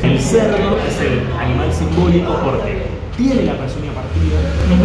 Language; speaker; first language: Spanish; native; Spanish